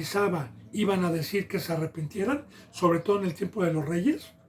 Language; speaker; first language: Spanish; native; Spanish